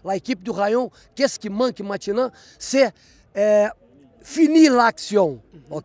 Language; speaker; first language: French; non-native, fluent; Portuguese